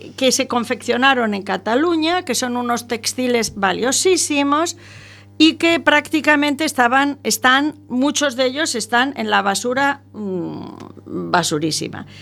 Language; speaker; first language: Spanish; native; Spanish